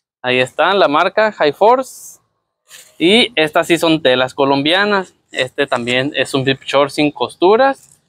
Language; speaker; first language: Spanish; native; Spanish